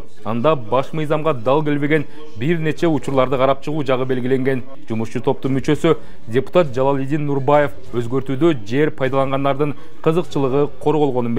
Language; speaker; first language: Kyrgyz; native; Kyrgyz